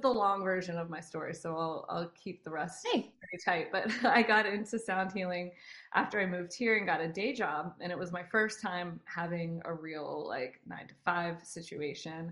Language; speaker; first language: English; native; English